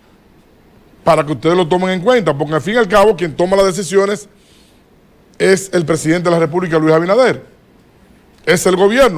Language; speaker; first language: Spanish; native; Spanish